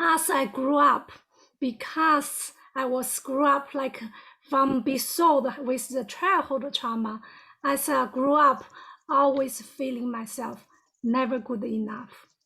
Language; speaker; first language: English; non-native, fluent; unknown